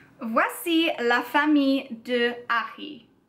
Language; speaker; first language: French; non-native, learner; English